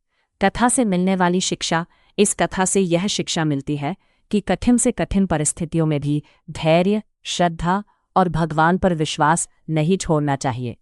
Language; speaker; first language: Hindi; native; Hindi